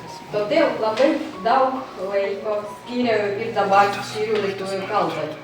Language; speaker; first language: Lithuanian; non-native, learner; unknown